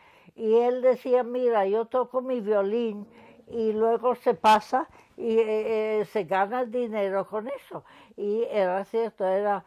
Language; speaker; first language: Spanish; non-native, fluent; English